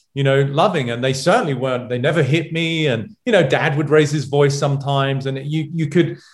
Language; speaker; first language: English; native; English